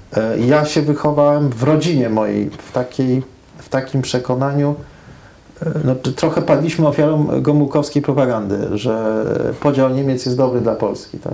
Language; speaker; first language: Polish; early bilingual, heritage; Polish